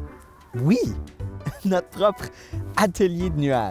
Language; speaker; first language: French; native; French